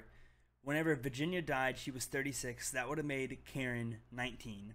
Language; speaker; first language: English; native; English